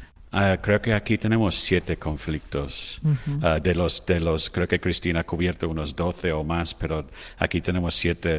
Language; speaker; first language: Spanish; non-native, fluent; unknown